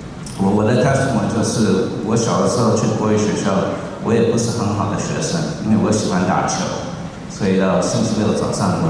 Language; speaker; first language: Chinese; early bilingual, heritage; Chinese